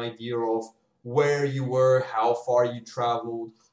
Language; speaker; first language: English; native; English